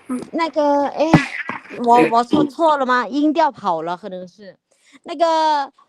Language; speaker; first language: Chinese; non-native, fluent; Lao